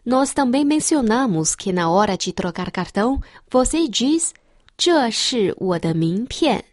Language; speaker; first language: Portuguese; non-native, fluent; Chinese